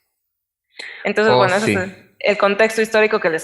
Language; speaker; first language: Spanish; native; Spanish